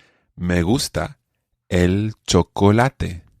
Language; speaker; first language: Spanish; non-native, fluent; English